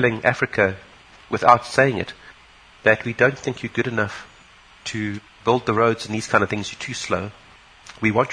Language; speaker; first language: English; native; English